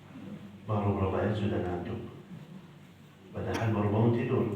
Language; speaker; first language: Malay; non-native, fluent; Arabic